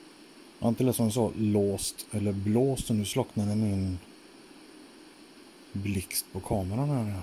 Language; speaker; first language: Swedish; native; Swedish